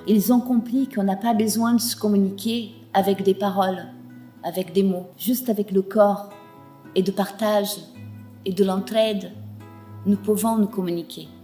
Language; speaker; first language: French; non-native, fluent; Portuguese